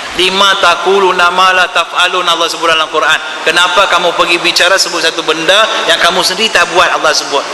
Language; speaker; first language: Malay; non-native, local second language; Tamil